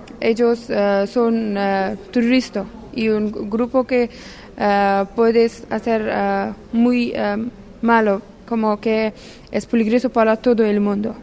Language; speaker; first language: Spanish; non-native, learner; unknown